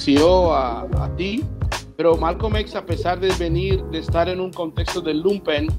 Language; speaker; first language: Spanish; native; Spanish